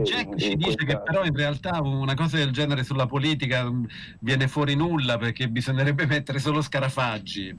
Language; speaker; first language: Italian; native; Italian